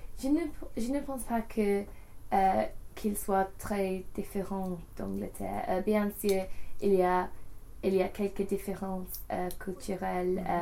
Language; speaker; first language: French; non-native, learner; English